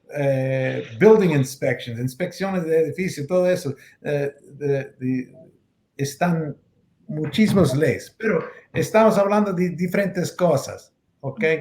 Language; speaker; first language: Spanish; non-native, learner; English